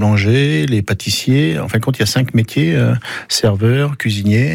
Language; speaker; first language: French; native; French